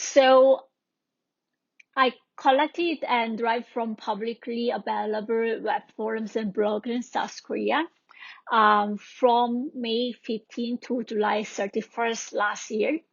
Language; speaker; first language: English; non-native, fluent; Korean